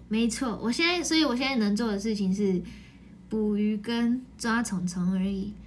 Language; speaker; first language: Chinese; non-native, fluent; Japanese